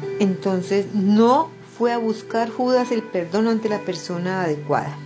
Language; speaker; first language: Spanish; native; Spanish